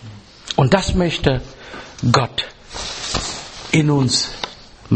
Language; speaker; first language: German; non-native, fluent; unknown